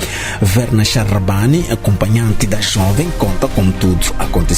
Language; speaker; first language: Portuguese; native; Portuguese